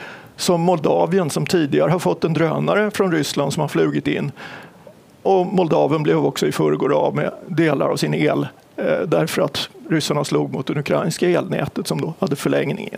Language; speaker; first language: Swedish; native; Swedish